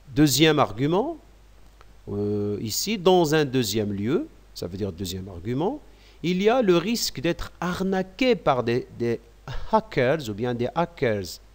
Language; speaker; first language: French; non-native, local second language; Arabic